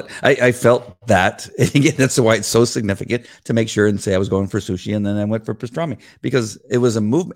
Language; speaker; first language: English; native; English